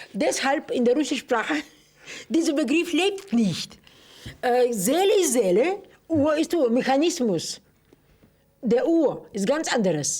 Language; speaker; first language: German; non-native, fluent; Russian